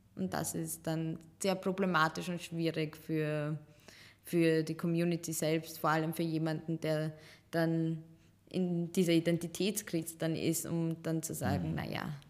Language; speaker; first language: German; early bilingual, other home language; Serbian